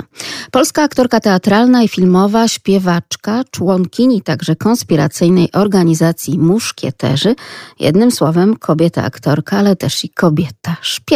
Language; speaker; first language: Polish; native; Polish